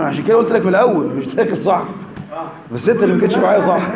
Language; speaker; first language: Arabic; native; Arabic